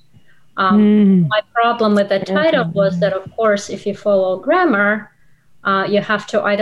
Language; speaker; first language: English; non-native, fluent; Russian